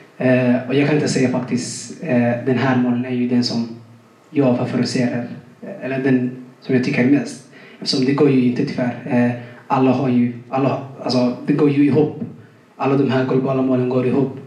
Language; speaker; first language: Swedish; non-native, fluent; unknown